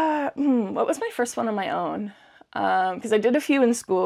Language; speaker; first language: English; native; English